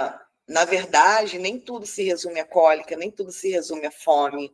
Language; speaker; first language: Portuguese; native; Portuguese